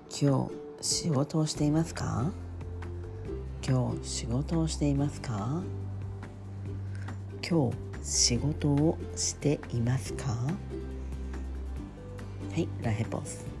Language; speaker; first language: Japanese; non-native, learner; French